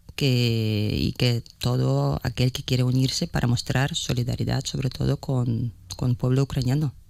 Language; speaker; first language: Spanish; non-native, fluent; Ukrainian